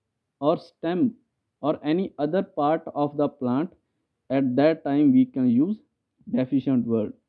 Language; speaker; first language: English; non-native, local second language; Punjabi